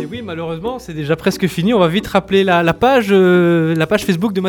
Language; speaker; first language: French; native; French